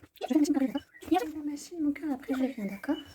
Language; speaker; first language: French; native; French